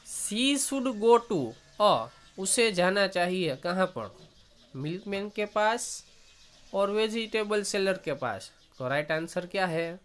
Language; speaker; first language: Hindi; non-native, local second language; Gujarati